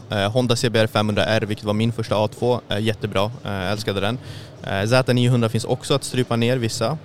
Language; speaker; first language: Swedish; early bilingual, other home language; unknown